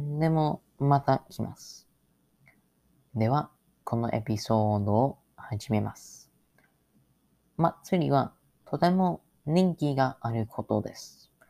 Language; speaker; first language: Japanese; non-native, learner; English